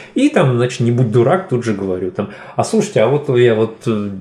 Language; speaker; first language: Russian; non-native, local second language; Tajik